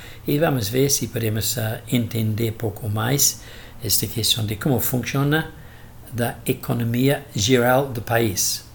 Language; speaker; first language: Portuguese; non-native, fluent; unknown